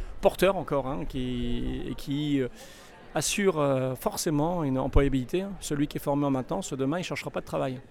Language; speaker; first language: French; native; French